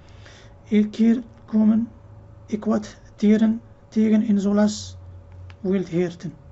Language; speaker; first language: Dutch; non-native, learner; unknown